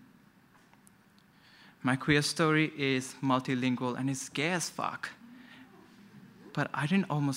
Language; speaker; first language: English; non-native, local second language; Konkani